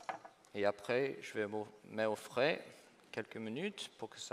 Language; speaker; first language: French; non-native, fluent; English